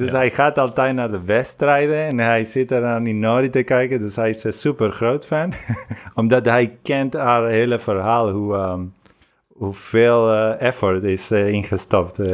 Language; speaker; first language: Dutch; non-native, fluent; Spanish